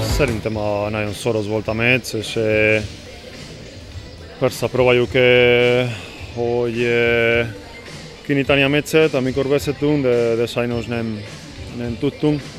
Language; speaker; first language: Hungarian; non-native, learner; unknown